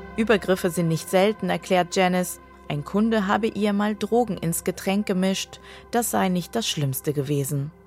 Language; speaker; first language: German; non-native, fluent; Spanish